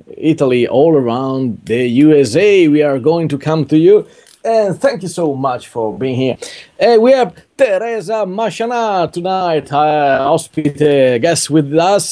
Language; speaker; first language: English; non-native, fluent; Italian